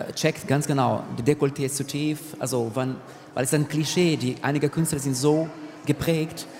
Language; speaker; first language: German; non-native, fluent; Portuguese